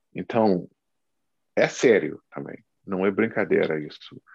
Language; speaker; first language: Portuguese; non-native, fluent; English